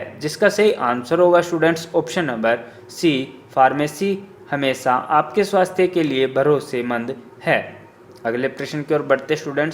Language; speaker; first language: Hindi; native; Hindi